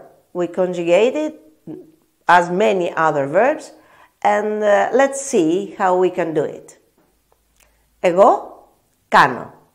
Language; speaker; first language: English; non-native, fluent; Greek